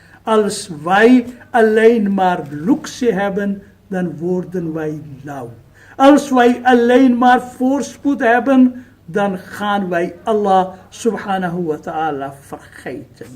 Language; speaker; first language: Dutch; non-native, fluent; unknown